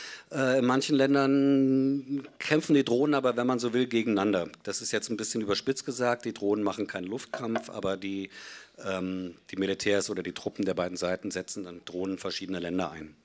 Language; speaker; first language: German; native; German